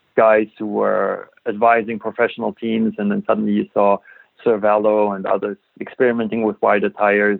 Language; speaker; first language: English; non-native, fluent; German